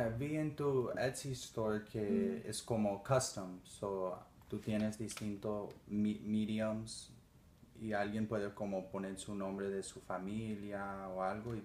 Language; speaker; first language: Spanish; early bilingual, heritage; Spanish